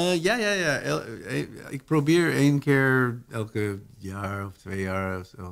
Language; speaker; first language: Dutch; non-native, learner; English